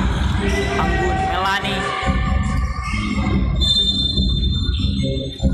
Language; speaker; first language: Indonesian; native; Indonesian